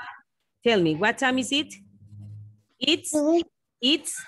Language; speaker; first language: English; non-native, fluent; Spanish